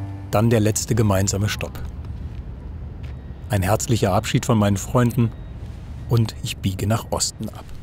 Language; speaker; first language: German; native; German